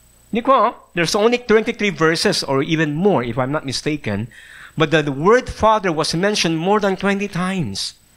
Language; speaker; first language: English; non-native, local second language; Min Nan Chinese